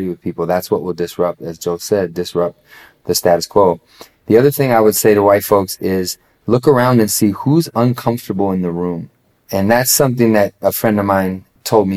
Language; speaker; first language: English; native; English